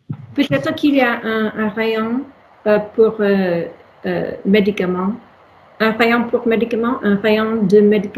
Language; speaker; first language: French; non-native, learner; English